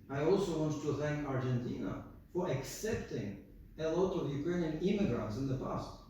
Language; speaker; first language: English; non-native, fluent; Ukrainian